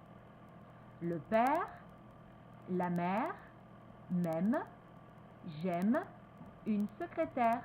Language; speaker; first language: French; native; French